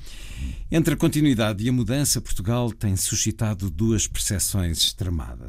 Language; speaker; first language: Portuguese; native; Portuguese